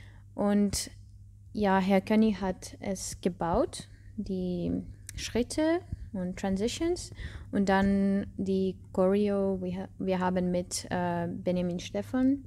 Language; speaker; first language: German; non-native, learner; Russian